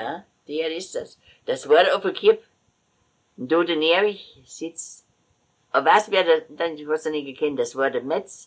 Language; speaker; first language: German; native; German